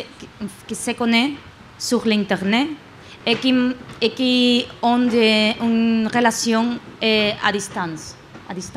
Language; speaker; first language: French; non-native, learner; Spanish